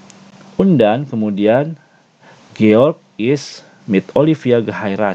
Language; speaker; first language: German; non-native, learner; Indonesian